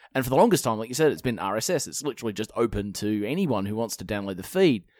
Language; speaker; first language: English; native; English